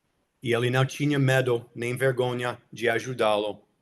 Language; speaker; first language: Portuguese; non-native, fluent; English